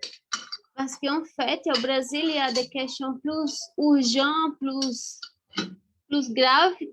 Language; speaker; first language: French; non-native, fluent; Portuguese